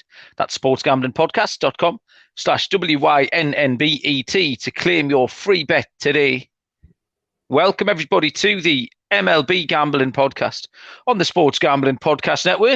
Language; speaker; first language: English; native; English